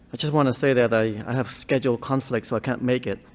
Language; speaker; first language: English; early bilingual, other home language; Khmer